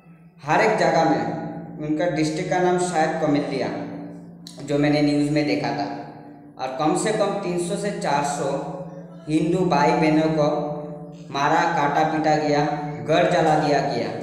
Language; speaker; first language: Hindi; non-native, local second language; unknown